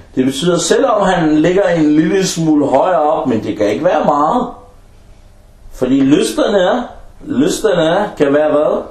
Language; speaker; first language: Danish; non-native, fluent; Arabic